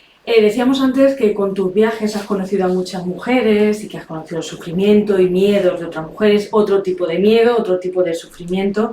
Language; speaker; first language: Spanish; native; Spanish